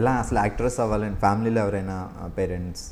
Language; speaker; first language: Telugu; native; Telugu